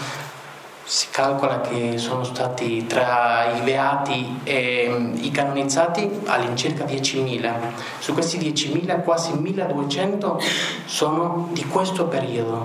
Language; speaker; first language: Italian; non-native, fluent; Spanish